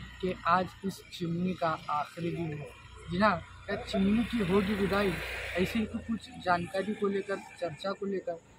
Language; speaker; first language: Hindi; non-native, local second language; Marathi